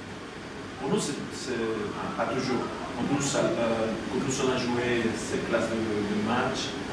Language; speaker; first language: French; non-native, learner; Spanish